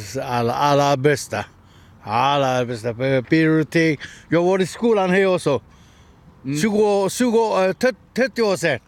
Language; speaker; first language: Swedish; non-native, learner; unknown